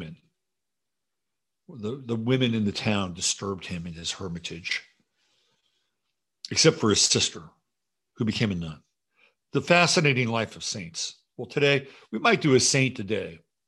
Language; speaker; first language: English; native; English